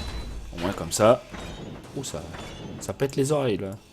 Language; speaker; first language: French; native; French